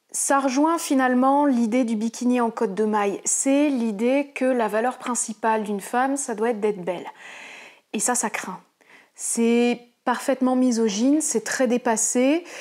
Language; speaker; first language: French; native; French